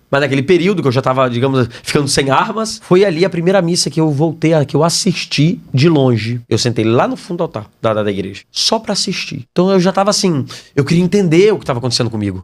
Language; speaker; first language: Portuguese; native; Portuguese